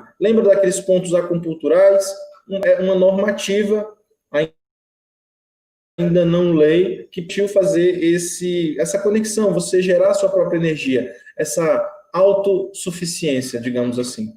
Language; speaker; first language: Portuguese; native; Portuguese